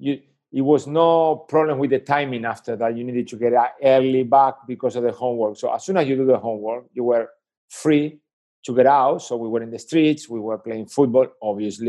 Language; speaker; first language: English; non-native, fluent; Spanish